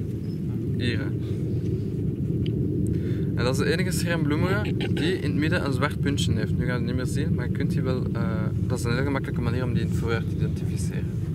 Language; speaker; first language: Dutch; native; Dutch